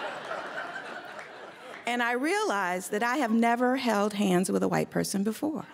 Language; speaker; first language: English; native; English